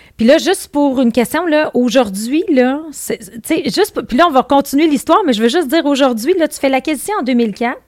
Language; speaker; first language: French; native; French